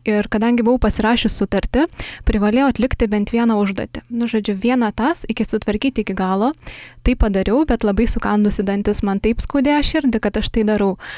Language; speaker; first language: Lithuanian; native; Lithuanian